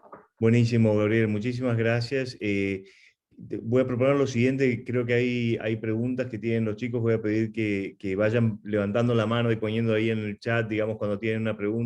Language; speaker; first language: Spanish; native; Spanish